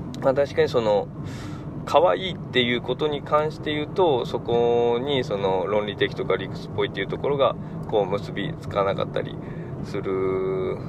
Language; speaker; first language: Japanese; native; Japanese